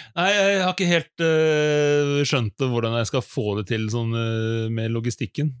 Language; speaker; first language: Norwegian; native; Norwegian